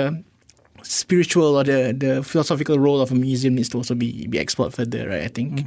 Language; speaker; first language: English; non-native, local second language; Malay